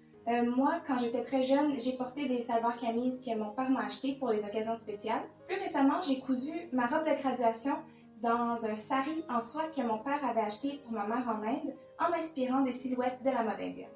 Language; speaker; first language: French; native; French